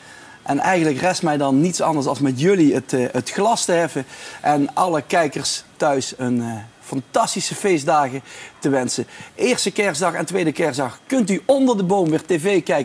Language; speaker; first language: Dutch; native; Dutch